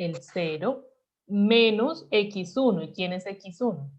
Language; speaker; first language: Spanish; native; Spanish